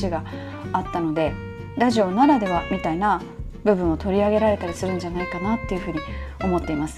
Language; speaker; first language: Japanese; native; Japanese